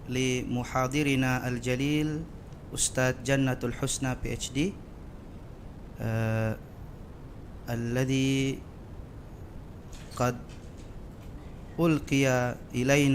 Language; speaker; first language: Arabic; non-native, local second language; Indonesian